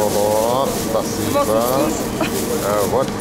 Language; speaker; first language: Russian; non-native, learner; English